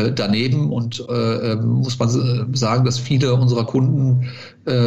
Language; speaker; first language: German; native; German